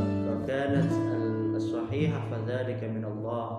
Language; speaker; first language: Arabic; non-native, fluent; Indonesian